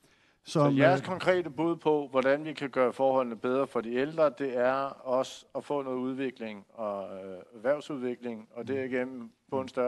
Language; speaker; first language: Danish; native; Danish